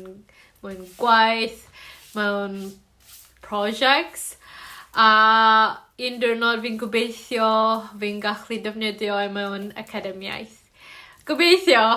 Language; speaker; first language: Welsh; non-native, learner; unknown